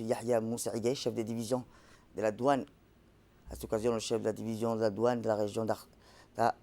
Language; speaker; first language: French; native; French